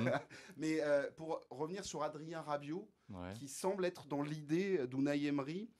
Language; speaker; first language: French; native; French